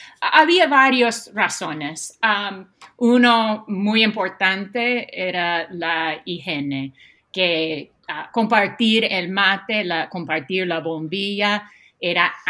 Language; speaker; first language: Spanish; non-native, fluent; English